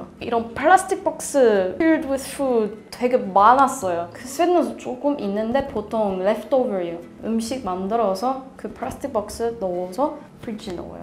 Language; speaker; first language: Korean; non-native, learner; Swedish